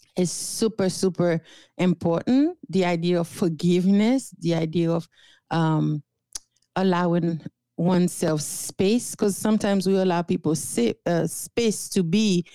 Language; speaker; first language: English; non-native, fluent; Haitian Creole